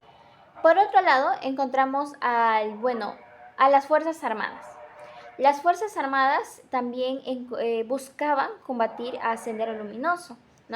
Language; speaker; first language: Spanish; native; Spanish